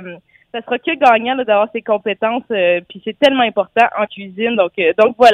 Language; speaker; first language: French; native; French